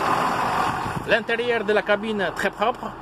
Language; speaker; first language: French; non-native, fluent; Polish